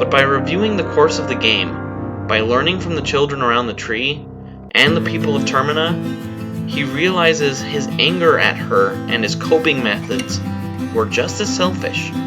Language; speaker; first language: English; native; English